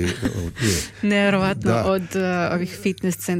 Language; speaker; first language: Croatian; native; Croatian